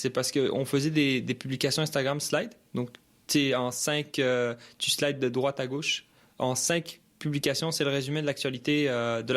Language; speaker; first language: French; early bilingual, other home language; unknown